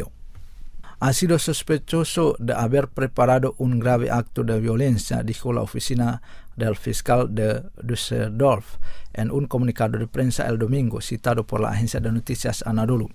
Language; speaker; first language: Spanish; non-native, fluent; Indonesian